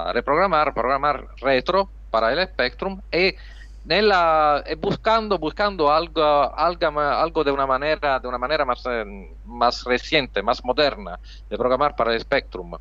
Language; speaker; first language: Spanish; non-native, fluent; Italian